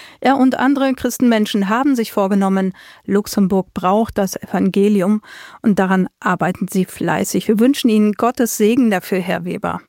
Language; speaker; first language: German; native; German